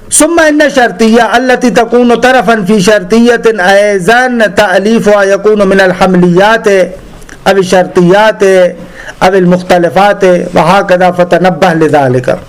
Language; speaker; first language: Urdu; non-native, local second language; Sindhi